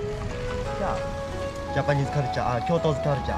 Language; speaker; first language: English; non-native, learner; Japanese